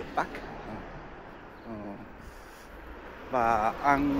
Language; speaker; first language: Vietnamese; non-native, learner; Japanese